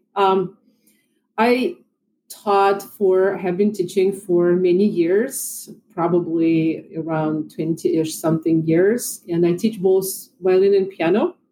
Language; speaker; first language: English; non-native, fluent; Russian